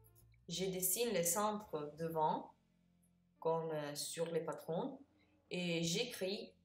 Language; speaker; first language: French; non-native, fluent; Italian